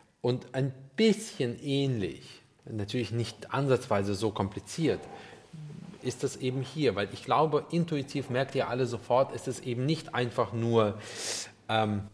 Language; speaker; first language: German; early bilingual, other home language; Russian